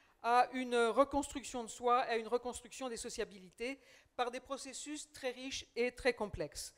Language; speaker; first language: French; native; French